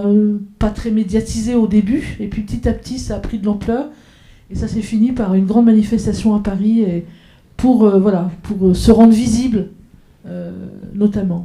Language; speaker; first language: French; native; French